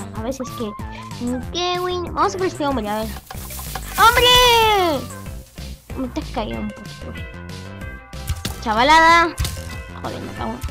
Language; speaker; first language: Spanish; native; Spanish